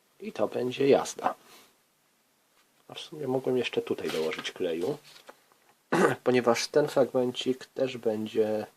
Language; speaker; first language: Polish; native; Polish